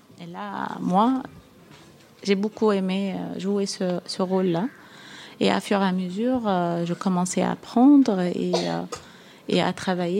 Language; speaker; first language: French; non-native, fluent; Arabic